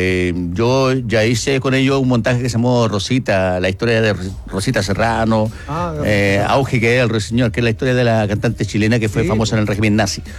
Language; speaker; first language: Spanish; native; Spanish